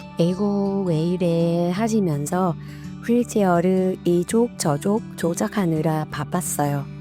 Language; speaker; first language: Korean; non-native, fluent; Vietnamese